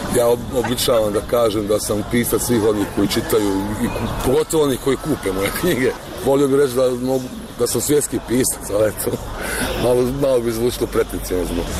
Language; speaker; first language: Croatian; native; Croatian